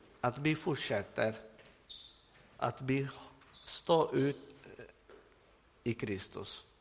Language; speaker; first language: Swedish; non-native, fluent; Spanish